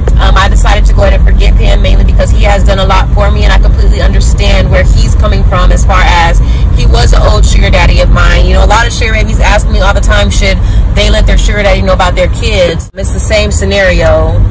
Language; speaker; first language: English; native; English